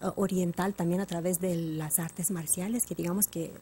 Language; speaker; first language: Spanish; non-native, fluent; Romanian